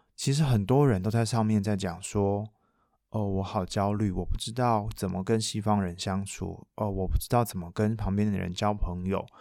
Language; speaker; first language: Chinese; non-native, local second language; Min Nan Chinese